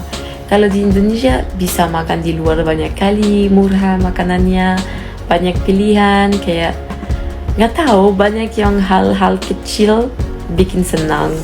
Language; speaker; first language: Indonesian; non-native, fluent; French